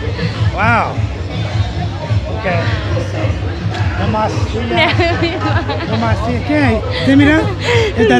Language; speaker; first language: Spanish; non-native, learner; English